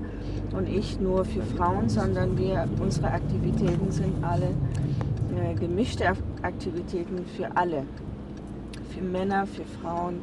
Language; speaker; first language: German; non-native, fluent; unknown